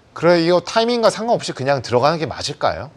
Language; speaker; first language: Korean; native; Korean